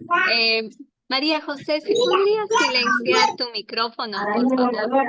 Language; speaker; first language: Spanish; native; Spanish